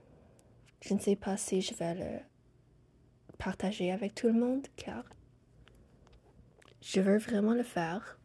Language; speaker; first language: French; non-native, fluent; English